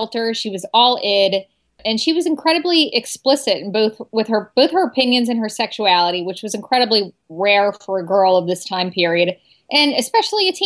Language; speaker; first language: English; native; English